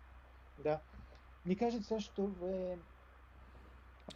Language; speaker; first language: Russian; non-native, learner; French